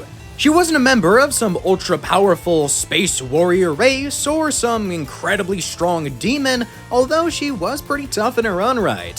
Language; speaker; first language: English; native; English